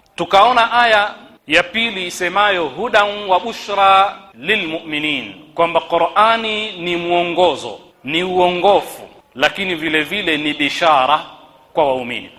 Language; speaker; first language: Swahili; native; Swahili